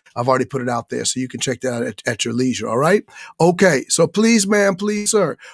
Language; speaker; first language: English; native; English